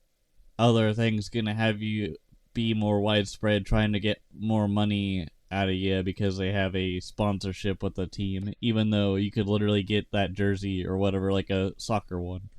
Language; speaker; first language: English; native; English